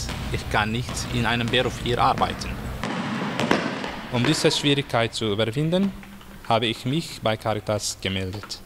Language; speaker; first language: German; non-native, learner; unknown